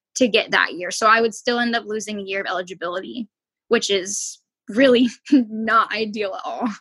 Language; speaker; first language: English; native; English